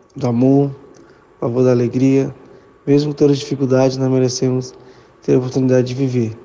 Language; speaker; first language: Portuguese; native; Portuguese